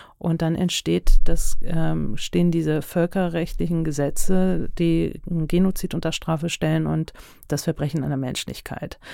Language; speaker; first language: German; early bilingual, other home language; Turkish